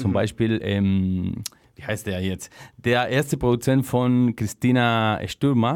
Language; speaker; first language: German; non-native, fluent; Spanish